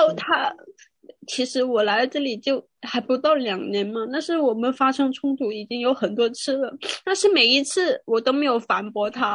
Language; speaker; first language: Chinese; non-native, local second language; Cantonese